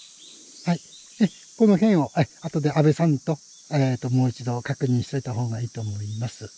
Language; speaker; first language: Japanese; native; Japanese